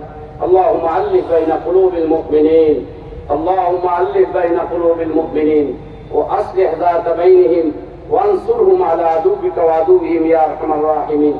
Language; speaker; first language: Arabic; non-native, fluent; Bangla